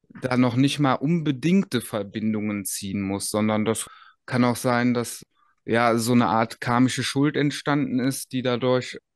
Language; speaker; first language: German; native; German